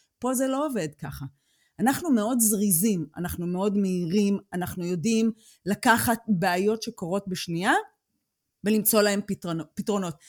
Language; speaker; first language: Hebrew; native; Hebrew